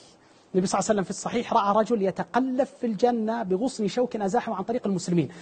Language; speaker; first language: Arabic; native; Arabic